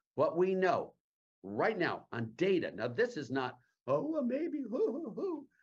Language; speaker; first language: English; native; English